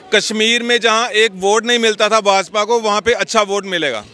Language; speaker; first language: Hindi; native; Hindi